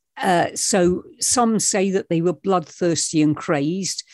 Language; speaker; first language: English; native; English